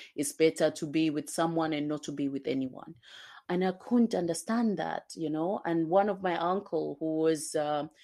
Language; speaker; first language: English; non-native, local second language; Swahili